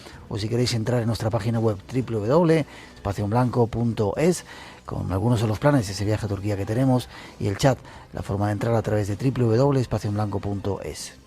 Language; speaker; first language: Spanish; native; Spanish